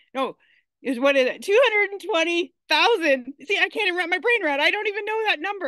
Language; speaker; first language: English; native; English